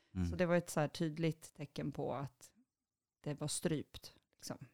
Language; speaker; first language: Swedish; native; Swedish